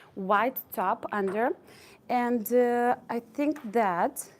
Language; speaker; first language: English; non-native, fluent; Lithuanian